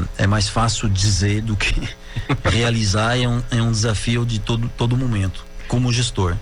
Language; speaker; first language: Portuguese; non-native, fluent; French